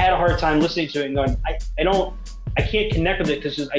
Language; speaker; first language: English; native; English